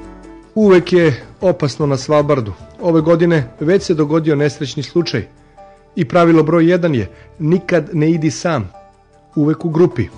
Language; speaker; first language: Serbian; native; Serbian